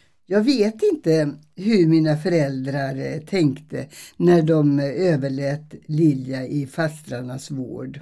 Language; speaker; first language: Swedish; early bilingual, other home language; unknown